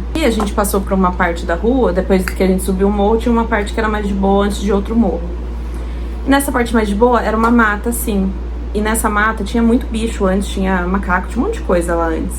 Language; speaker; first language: Portuguese; native; Portuguese